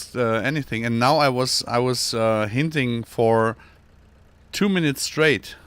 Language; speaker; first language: English; non-native, fluent; German